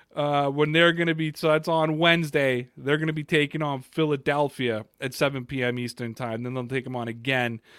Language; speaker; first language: English; native; English